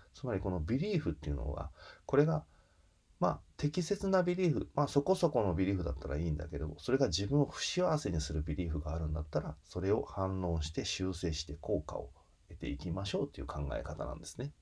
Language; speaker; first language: Japanese; native; Japanese